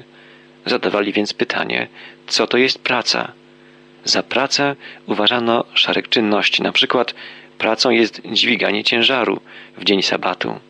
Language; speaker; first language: Polish; native; Polish